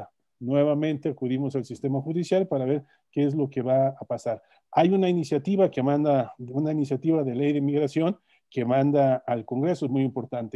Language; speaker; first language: Spanish; native; Spanish